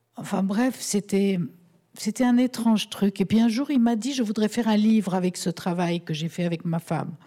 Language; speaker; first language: French; native; French